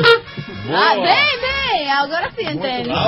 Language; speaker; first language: Portuguese; non-native, learner; Spanish